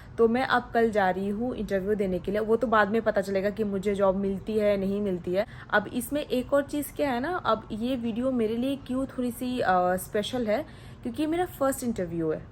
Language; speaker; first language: Hindi; non-native, local second language; Odia